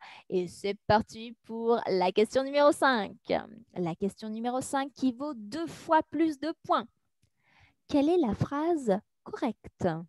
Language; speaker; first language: French; native; French